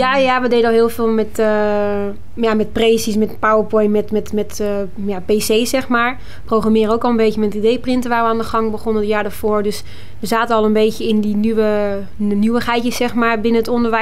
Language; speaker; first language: Dutch; native; Dutch